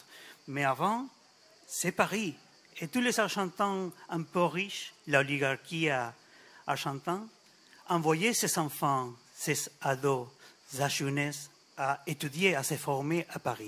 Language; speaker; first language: French; non-native, fluent; Spanish